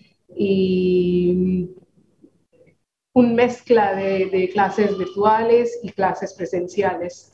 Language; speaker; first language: Spanish; non-native, fluent; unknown